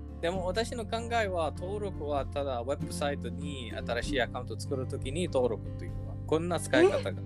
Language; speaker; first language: Japanese; non-native, learner; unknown